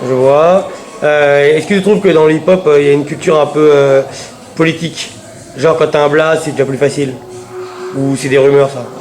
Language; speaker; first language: French; native; French